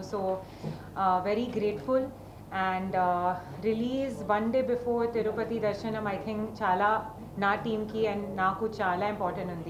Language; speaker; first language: Telugu; non-native, learner; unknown